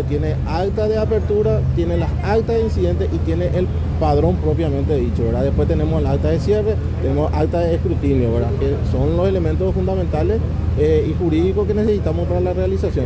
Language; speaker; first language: Spanish; native; Spanish